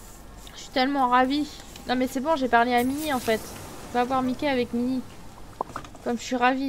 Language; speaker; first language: French; native; French